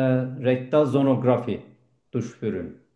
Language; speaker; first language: German; non-native, learner; Turkish